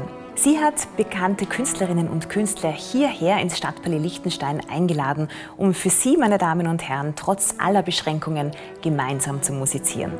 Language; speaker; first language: German; native; German